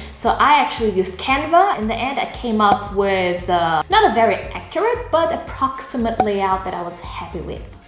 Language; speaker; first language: English; non-native, fluent; Russian